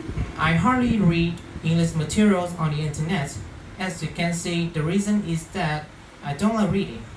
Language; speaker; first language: English; non-native, fluent; Vietnamese